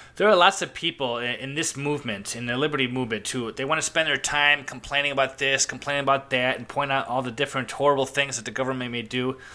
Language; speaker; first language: English; native; English